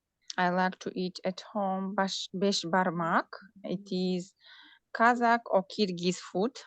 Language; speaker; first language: English; non-native, learner; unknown